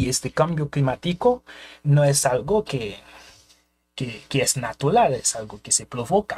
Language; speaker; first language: Spanish; non-native, fluent; Haitian Creole